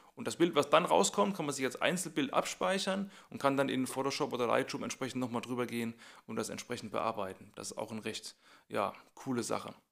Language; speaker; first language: German; native; German